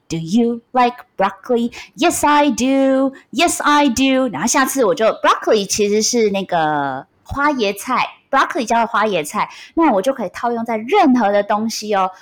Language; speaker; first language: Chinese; non-native, local second language; Min Nan Chinese